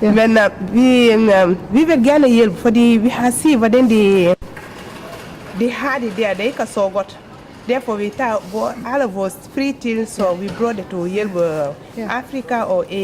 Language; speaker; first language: Danish; non-native, learner; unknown